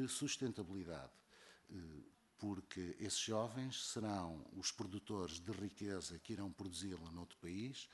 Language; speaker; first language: Portuguese; native; Portuguese